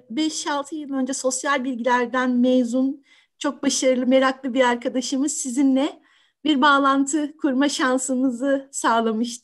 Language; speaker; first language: Turkish; native; Turkish